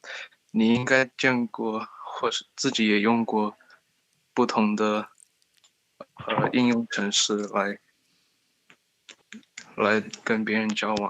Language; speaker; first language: Chinese; early bilingual, heritage; Chinese